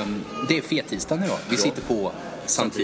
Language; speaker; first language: Swedish; native; Swedish